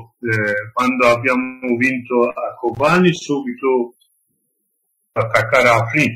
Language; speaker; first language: Italian; non-native, learner; Kurdish